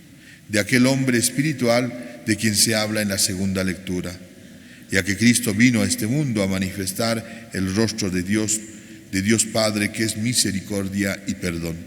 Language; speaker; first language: Spanish; native; Spanish